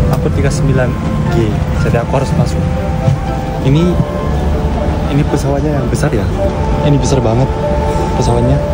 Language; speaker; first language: Indonesian; non-native, fluent; Korean